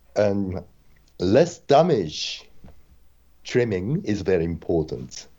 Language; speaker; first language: English; non-native, fluent; Japanese